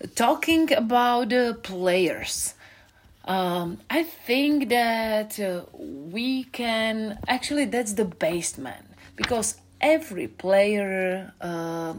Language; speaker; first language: English; non-native, fluent; Czech